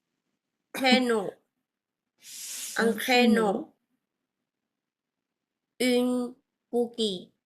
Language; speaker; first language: French; non-native, learner; Vietnamese